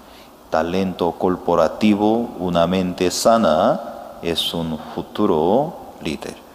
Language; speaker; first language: Spanish; non-native, learner; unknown